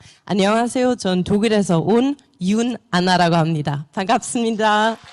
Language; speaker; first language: Korean; non-native, fluent; German